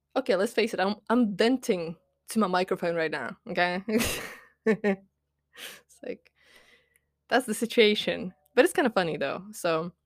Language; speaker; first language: English; non-native, fluent; Latvian